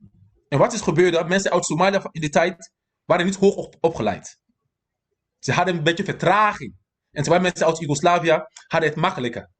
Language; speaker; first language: Dutch; non-native, fluent; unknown